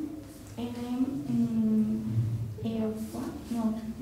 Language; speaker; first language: French; non-native, learner; Spanish